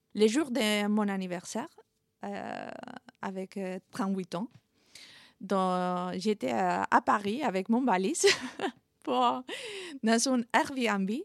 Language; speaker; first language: French; non-native, fluent; Spanish